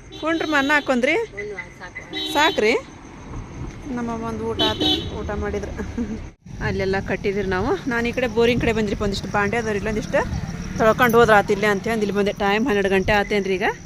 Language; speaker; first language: Kannada; non-native, local second language; Urdu